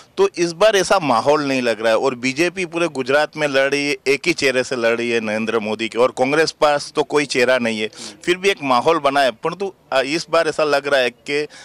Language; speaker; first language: Hindi; non-native, local second language; Gujarati